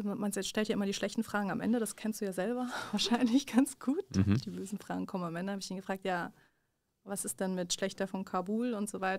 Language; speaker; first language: German; early bilingual, other home language; Persian